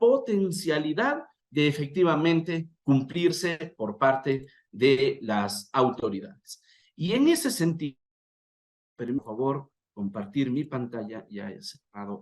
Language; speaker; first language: Spanish; native; Spanish